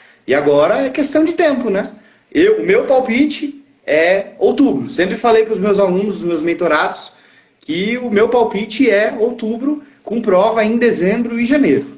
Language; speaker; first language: Portuguese; native; Portuguese